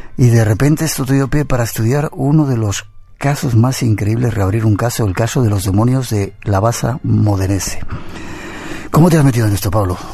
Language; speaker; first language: Spanish; native; Spanish